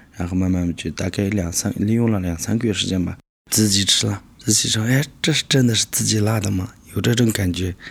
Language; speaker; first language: Chinese; native; Chinese